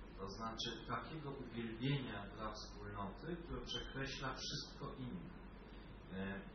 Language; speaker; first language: Polish; native; Polish